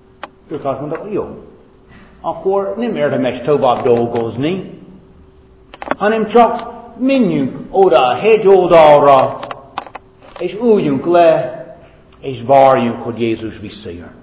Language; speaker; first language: Hungarian; non-native, fluent; English